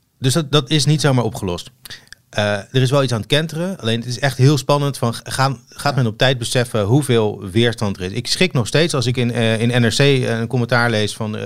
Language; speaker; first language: Dutch; native; Dutch